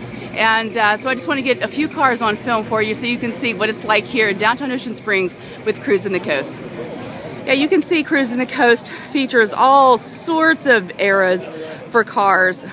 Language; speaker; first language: English; native; English